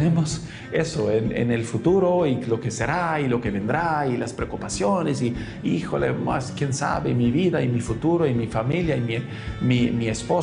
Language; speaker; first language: Spanish; non-native, fluent; German